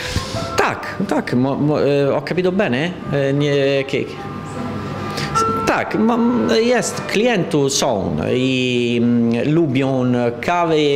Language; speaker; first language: Polish; non-native, learner; Italian